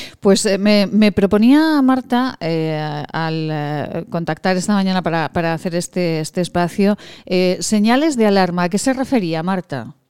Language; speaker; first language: Spanish; native; Spanish